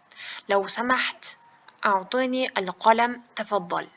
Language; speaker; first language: Arabic; non-native, fluent; Uzbek